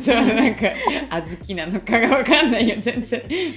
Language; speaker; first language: Japanese; non-native, fluent; English